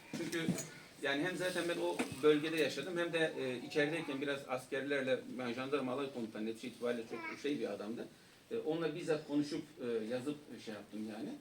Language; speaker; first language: Turkish; non-native, local second language; Kurdish